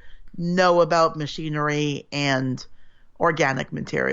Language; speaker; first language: English; native; English